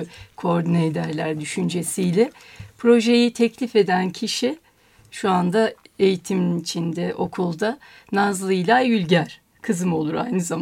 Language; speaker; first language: Turkish; native; Turkish